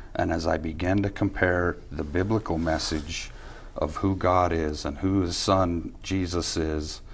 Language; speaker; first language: English; native; English